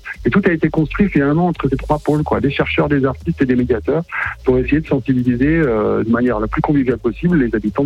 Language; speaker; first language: French; native; French